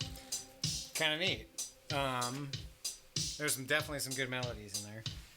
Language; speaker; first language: English; native; English